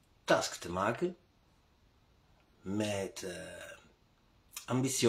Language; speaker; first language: Dutch; non-native, learner; Italian